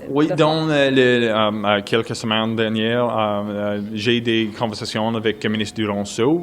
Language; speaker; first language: French; non-native, local second language; English